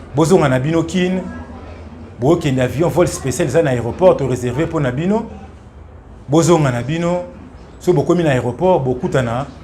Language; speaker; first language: Lingala; native; Lingala